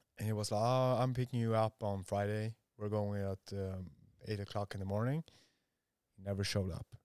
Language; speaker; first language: English; non-native, fluent; Swedish